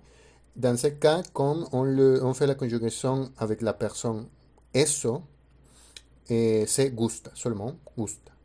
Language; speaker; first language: French; non-native, fluent; Spanish